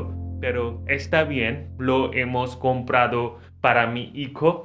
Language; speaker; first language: Spanish; non-native, fluent; Hindi